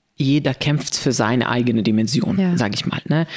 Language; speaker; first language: German; non-native, fluent; Arabic